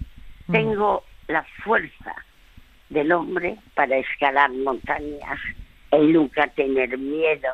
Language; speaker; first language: Spanish; early bilingual, other home language; French